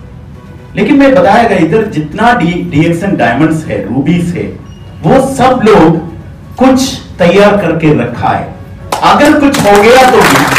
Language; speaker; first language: Hindi; non-native, fluent; Bangla